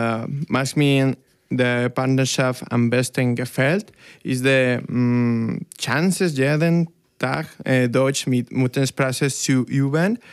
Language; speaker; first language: German; non-native, learner; Spanish